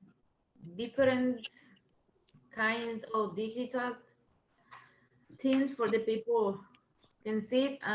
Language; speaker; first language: English; non-native, learner; Spanish